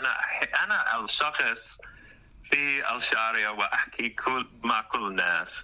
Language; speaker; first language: Arabic; non-native, learner; English